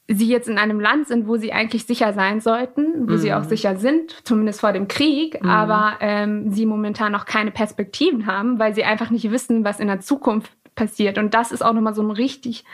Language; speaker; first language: German; early bilingual, other home language; Persian